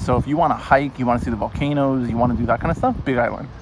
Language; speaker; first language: English; native; English